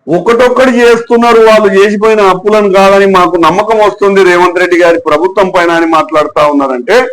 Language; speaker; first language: Telugu; native; Telugu